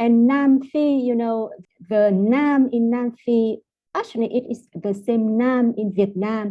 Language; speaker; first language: English; non-native, fluent; Vietnamese